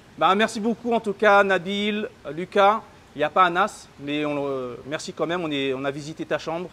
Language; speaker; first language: French; native; French